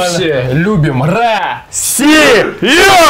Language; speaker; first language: Russian; native; Russian